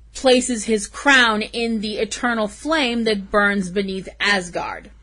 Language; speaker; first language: English; native; English